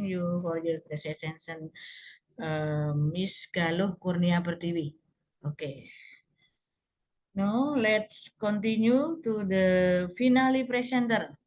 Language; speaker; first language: English; non-native, learner; Indonesian